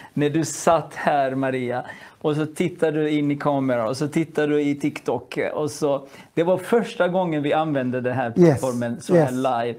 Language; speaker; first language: Swedish; non-native, fluent; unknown